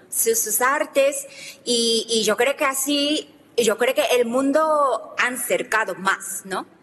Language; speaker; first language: Spanish; non-native, fluent; Japanese